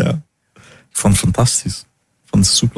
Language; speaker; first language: Dutch; non-native, fluent; Portuguese